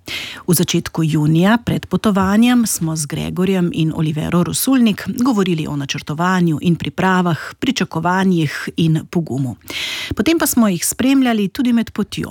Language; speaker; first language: Slovenian; native; Slovenian